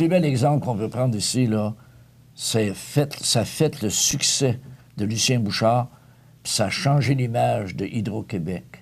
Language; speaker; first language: French; native; French